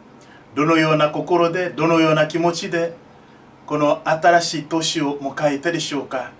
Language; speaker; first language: Japanese; non-native, fluent; French